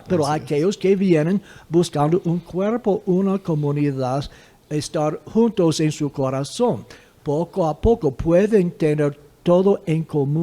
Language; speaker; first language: Spanish; non-native, fluent; English